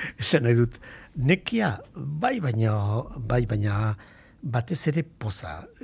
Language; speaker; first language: Basque; non-native, local second language; Spanish